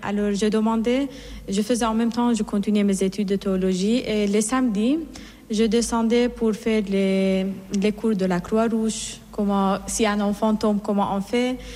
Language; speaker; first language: French; non-native, fluent; Persian